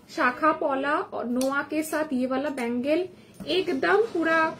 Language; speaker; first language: Hindi; non-native, local second language; Bangla